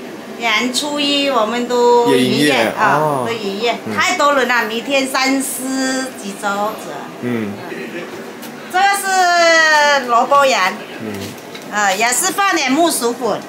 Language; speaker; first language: Chinese; non-native, local second language; Hakka Chinese